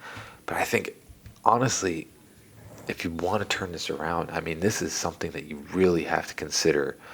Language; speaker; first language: English; native; English